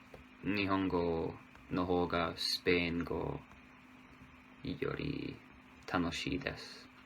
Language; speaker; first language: Japanese; non-native, learner; English